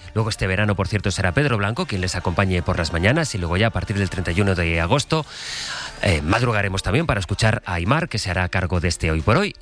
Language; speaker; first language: Spanish; native; Spanish